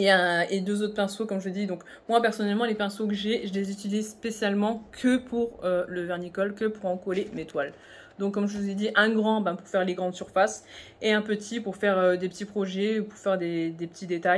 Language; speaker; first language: French; native; French